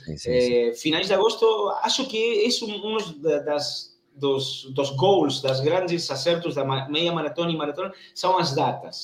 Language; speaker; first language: Portuguese; non-native, learner; Spanish